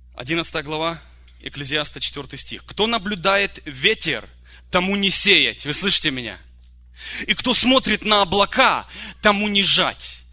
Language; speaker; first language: Russian; early bilingual, other home language; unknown